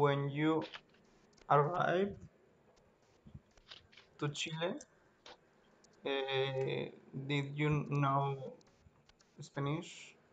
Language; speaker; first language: English; non-native, learner; Spanish